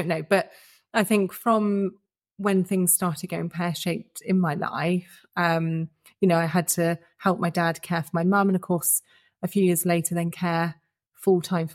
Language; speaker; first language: English; native; English